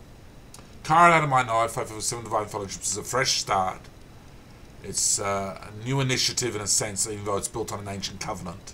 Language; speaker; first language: English; native; English